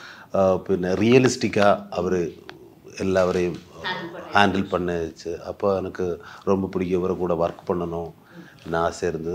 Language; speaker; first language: Tamil; non-native, learner; Malayalam